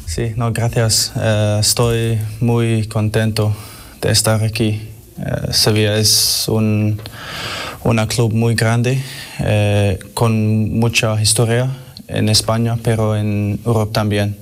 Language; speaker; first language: Spanish; non-native, learner; English